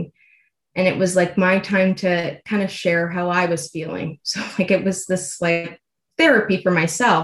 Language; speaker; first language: English; native; English